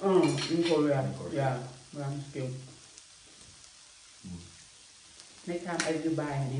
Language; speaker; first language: English; non-native, learner; Thai